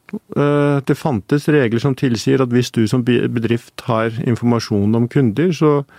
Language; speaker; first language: Norwegian; early bilingual, heritage; Icelandic